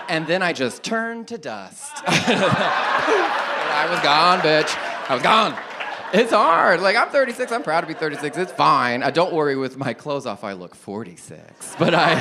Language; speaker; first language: English; native; English